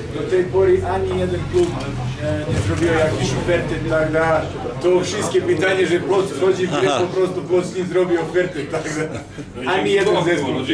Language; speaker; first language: Polish; non-native, fluent; Serbian